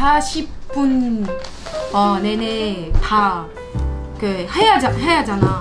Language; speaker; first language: Korean; non-native, fluent; Arabic